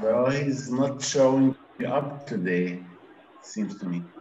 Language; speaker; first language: English; non-native, fluent; Arabic